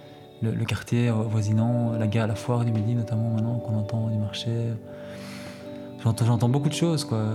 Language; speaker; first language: French; native; French